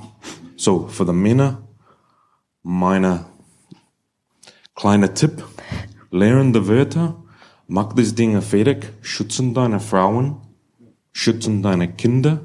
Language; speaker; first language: German; non-native, learner; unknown